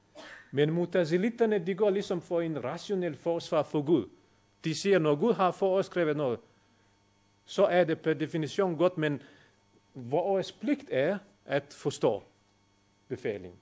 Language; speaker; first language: Danish; non-native, fluent; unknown